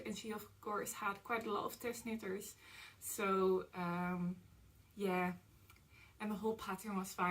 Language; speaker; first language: English; non-native, fluent; Dutch